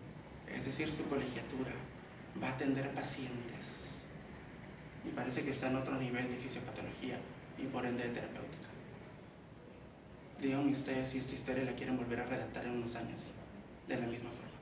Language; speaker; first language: Spanish; native; Spanish